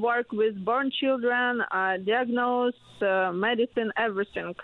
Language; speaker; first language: English; non-native, learner; Ukrainian